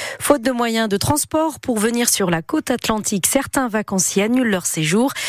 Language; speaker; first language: French; native; French